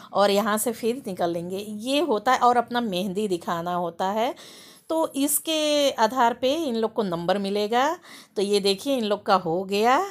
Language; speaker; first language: Hindi; native; Hindi